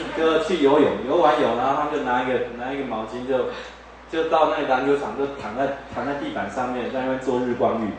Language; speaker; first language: Chinese; native; Chinese